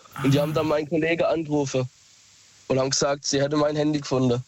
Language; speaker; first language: German; native; German